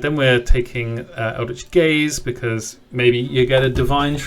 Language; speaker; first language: English; native; English